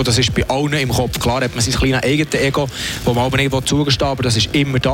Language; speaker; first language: German; native; German